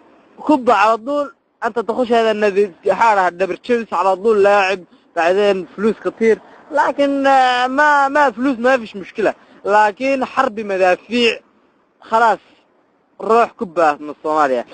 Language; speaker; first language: Arabic; non-native, learner; Somali